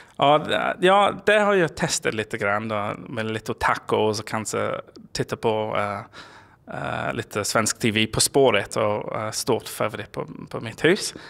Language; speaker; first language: Swedish; non-native, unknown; English